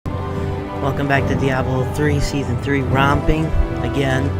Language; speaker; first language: English; native; English